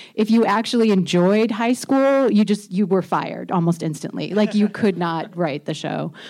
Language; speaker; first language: English; native; English